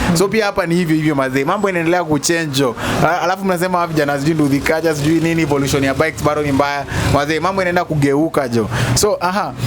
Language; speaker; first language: Swahili; native; Swahili